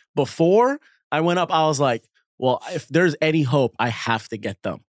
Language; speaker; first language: English; early bilingual, other home language; Arabic